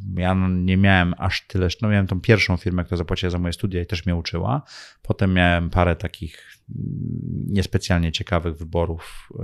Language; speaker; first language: Polish; early bilingual, heritage; Polish